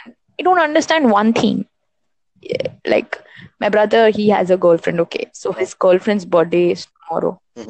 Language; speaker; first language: English; non-native, local second language; Hindi